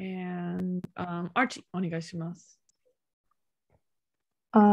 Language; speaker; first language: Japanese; non-native, fluent; English